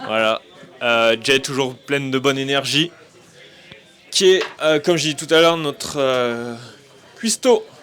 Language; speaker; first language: French; native; French